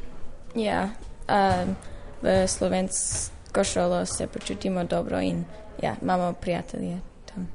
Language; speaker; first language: Slovenian; non-native, learner; English